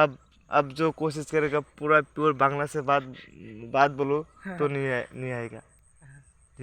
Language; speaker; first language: Hindi; non-native, local second language; Bangla